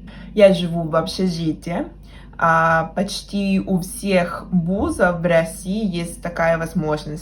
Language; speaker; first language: Russian; non-native, fluent; Spanish